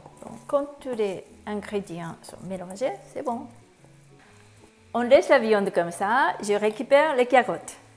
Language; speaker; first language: French; non-native, fluent; Japanese